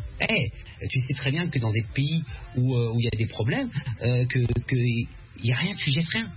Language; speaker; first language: French; native; French